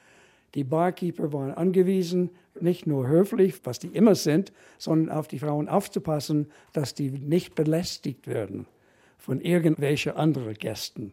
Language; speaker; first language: German; non-native, fluent; English